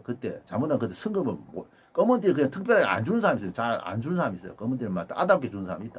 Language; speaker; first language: Korean; native; Korean